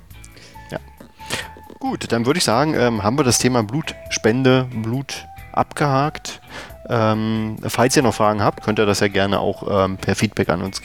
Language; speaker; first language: German; native; German